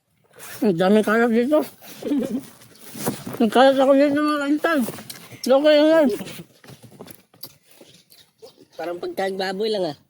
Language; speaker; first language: Filipino; non-native, local second language; Cebuano